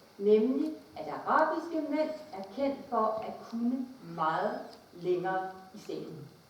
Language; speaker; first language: Danish; native; Danish